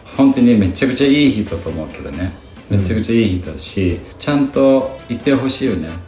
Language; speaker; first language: Japanese; non-native, fluent; Lithuanian